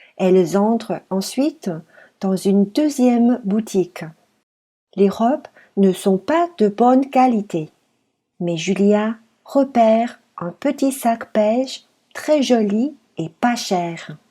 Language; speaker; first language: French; non-native, fluent; Chinese